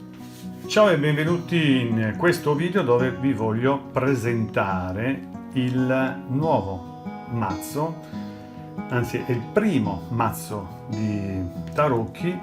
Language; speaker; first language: Italian; native; Italian